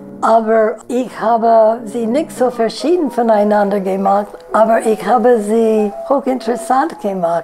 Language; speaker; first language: German; non-native, fluent; English